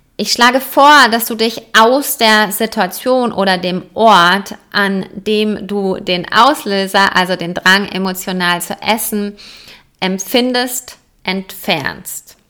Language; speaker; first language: German; native; German